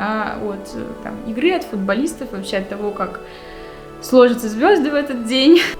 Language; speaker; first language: Russian; native; Russian